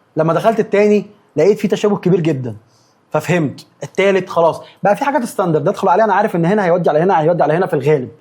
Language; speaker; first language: Egyptian Arabic; native; Egyptian Arabic